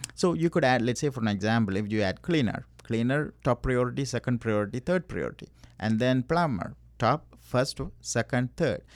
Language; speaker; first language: English; non-native, local second language; Tamil